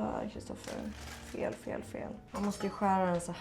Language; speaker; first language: Swedish; native; Swedish